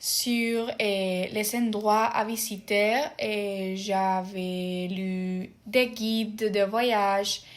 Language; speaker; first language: French; non-native, fluent; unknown